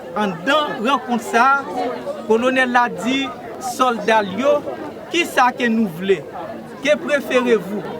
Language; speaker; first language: Haitian Creole; native; Haitian Creole